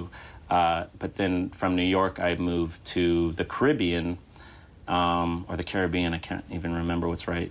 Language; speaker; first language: English; native; English